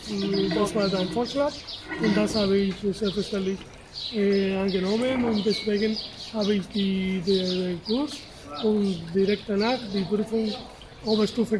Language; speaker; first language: German; non-native, fluent; Spanish